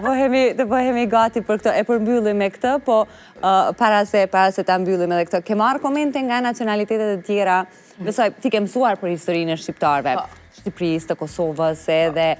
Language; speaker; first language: Albanian; native; Albanian